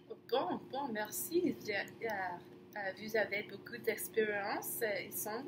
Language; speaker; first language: French; non-native, learner; English